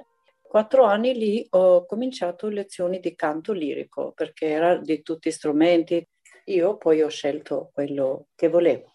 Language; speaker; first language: Italian; non-native, fluent; Albanian